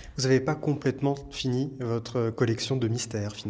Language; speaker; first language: French; native; French